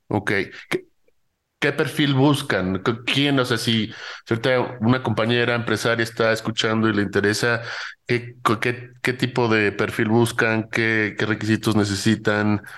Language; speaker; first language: Spanish; native; Spanish